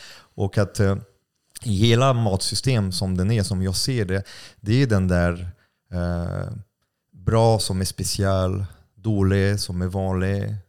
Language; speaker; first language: Swedish; non-native, fluent; French